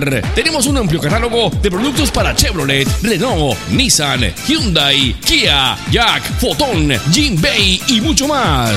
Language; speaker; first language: Spanish; native; Spanish